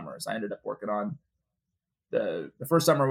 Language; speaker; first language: English; native; English